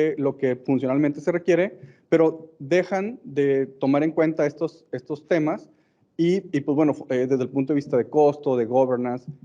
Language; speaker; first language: Spanish; native; Spanish